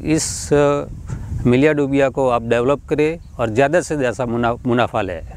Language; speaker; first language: Hindi; non-native, local second language; Gujarati